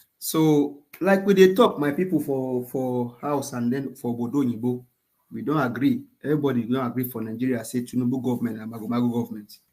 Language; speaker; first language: Nigerian Pidgin; non-native, local second language; Yoruba